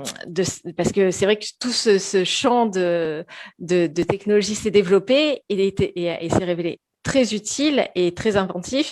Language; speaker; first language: French; native; French